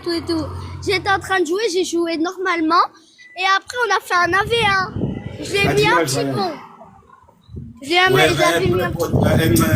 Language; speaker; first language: French; early bilingual, other home language; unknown